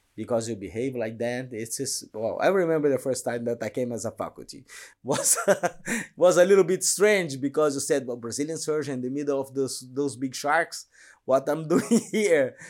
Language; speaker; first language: English; non-native, fluent; Portuguese